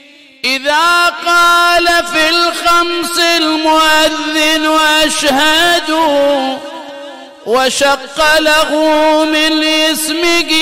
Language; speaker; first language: Arabic; native; Arabic